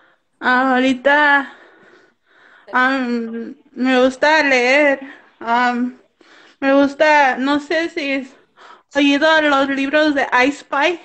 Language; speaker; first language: Spanish; early bilingual, heritage; Spanish